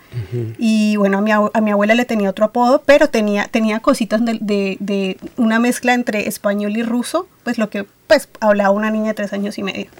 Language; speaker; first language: Spanish; early bilingual, other home language; Russian